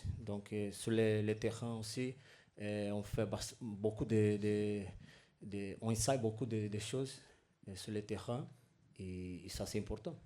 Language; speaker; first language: French; non-native, fluent; Portuguese